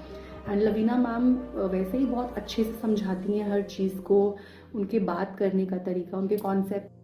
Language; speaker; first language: Hindi; native; Hindi